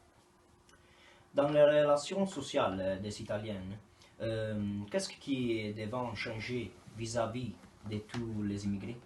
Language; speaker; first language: French; non-native, learner; Italian